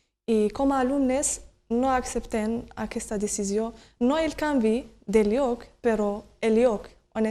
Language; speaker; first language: Catalan; non-native, learner; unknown